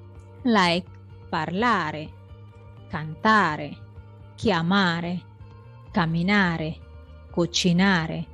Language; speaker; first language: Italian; non-native, fluent; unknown